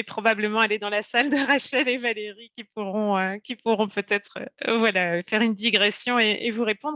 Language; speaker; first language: French; native; French